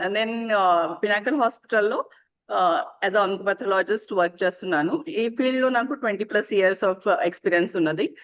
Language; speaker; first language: Telugu; non-native, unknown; Marathi